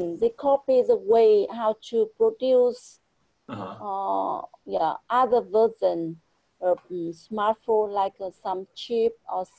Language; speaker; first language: English; non-native, fluent; Vietnamese